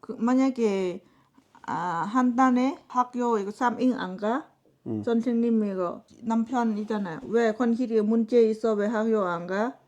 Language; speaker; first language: Korean; non-native, learner; Lao